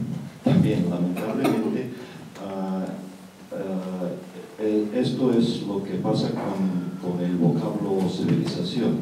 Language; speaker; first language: Spanish; non-native, fluent; Russian